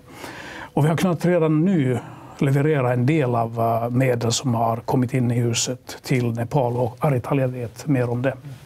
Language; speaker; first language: Swedish; non-native, local second language; Finnish